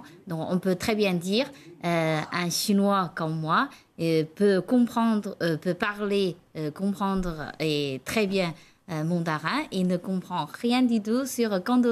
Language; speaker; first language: French; non-native, learner; Chinese